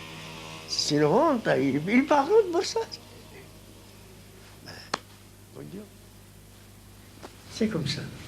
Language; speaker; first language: French; non-native, learner; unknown